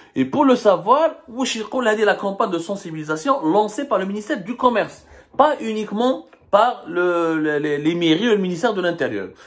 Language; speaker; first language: French; non-native, local second language; Arabic